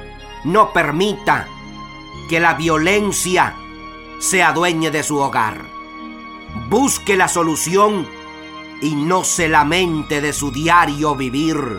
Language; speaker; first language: Spanish; native; Spanish